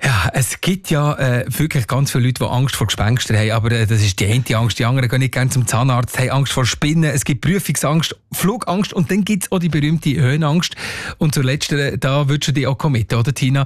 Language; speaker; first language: German; native; German